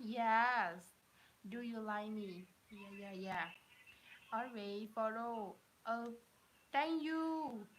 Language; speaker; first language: English; non-native, learner; Thai